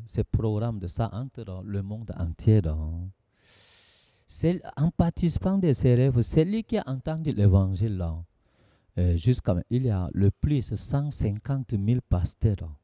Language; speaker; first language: French; non-native, learner; Korean